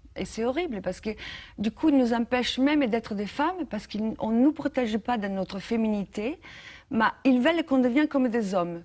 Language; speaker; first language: French; non-native, fluent; Italian